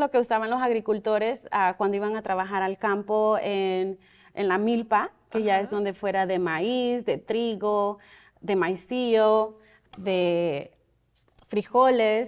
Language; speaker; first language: Spanish; early bilingual, other home language; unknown